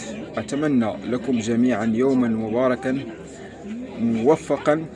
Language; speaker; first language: Arabic; native; Arabic